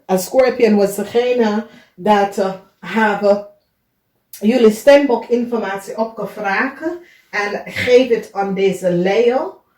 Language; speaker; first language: Dutch; non-native, learner; English